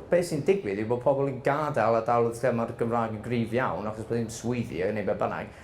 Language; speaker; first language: Welsh; non-native, local second language; English